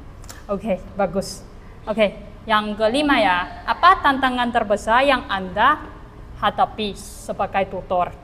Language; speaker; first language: Indonesian; non-native, fluent; Chinese